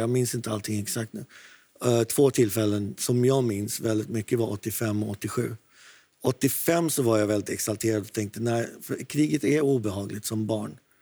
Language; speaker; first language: Swedish; non-native, fluent; Arabic